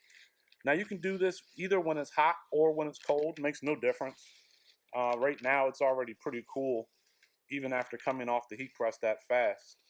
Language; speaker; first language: English; native; English